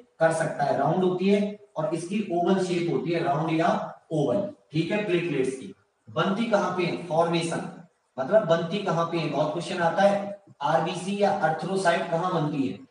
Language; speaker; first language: Hindi; native; Hindi